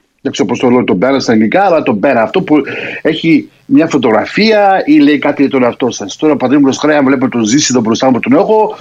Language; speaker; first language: Greek; early bilingual, heritage; Greek